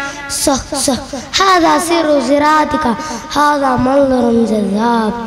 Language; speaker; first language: Arabic; non-native, learner; Malayalam